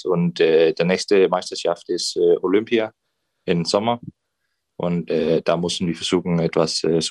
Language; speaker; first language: German; non-native, fluent; Danish